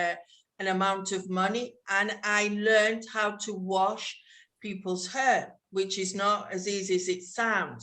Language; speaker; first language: English; non-native, fluent; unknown